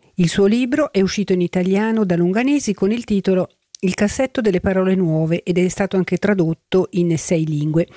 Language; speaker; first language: Italian; native; Italian